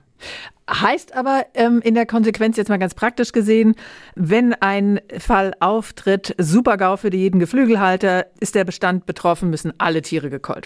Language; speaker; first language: German; native; German